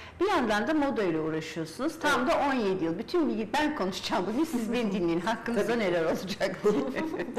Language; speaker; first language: Turkish; native; Turkish